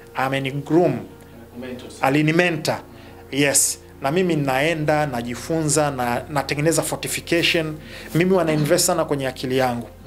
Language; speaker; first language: Swahili; native; Swahili